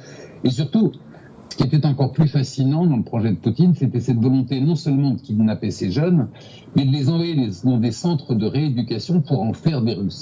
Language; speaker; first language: French; native; French